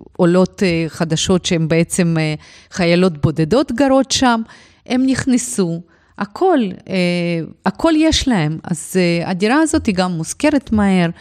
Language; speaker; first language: Hebrew; non-native, fluent; Russian